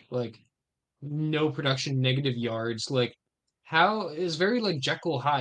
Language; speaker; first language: English; native; English